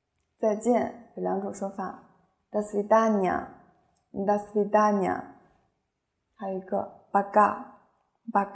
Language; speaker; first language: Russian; non-native, fluent; Chinese